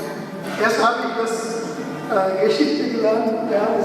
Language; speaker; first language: German; non-native, learner; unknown